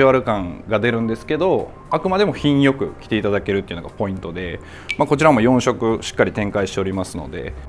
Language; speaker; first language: Japanese; native; Japanese